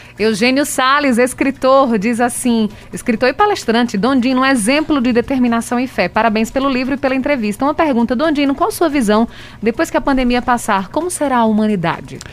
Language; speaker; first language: Portuguese; native; Portuguese